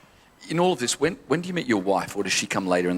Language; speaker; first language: English; native; English